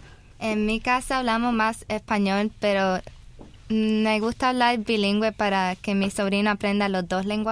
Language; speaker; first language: Spanish; early bilingual, heritage; Spanish